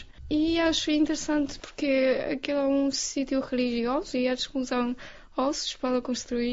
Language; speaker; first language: Portuguese; non-native, learner; Chinese